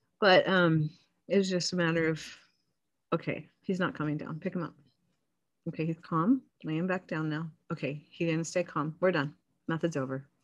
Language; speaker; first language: English; native; English